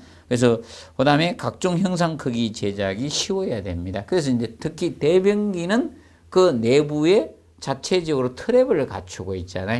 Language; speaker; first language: Korean; native; Korean